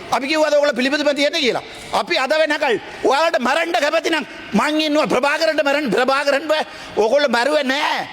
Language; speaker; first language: Sinhala; non-native, local second language; Tamil